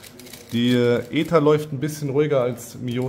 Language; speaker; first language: German; native; German